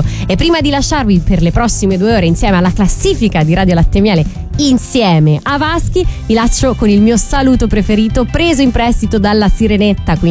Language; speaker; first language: Italian; native; Italian